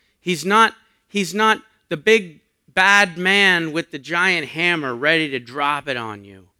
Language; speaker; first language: English; native; English